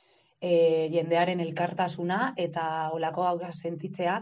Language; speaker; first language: Basque; non-native, local second language; Spanish